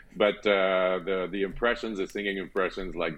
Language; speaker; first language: English; non-native, fluent; French